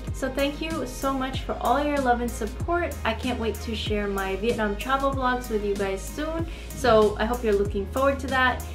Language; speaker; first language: English; native; English